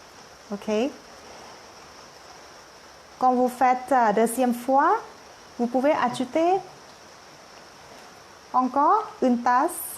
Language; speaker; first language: French; non-native, learner; Thai